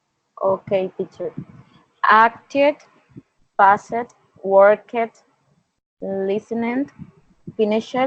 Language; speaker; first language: English; non-native, learner; Spanish